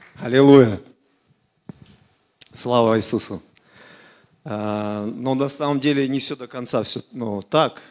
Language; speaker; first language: Russian; native; Russian